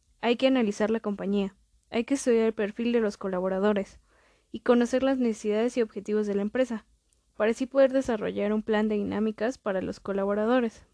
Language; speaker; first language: Spanish; native; Spanish